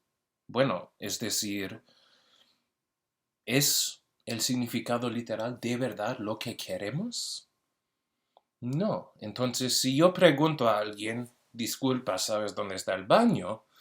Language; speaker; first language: Spanish; early bilingual, heritage; Spanish